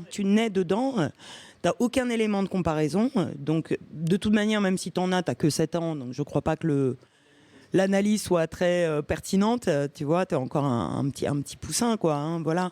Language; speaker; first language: French; early bilingual, other home language; Romanian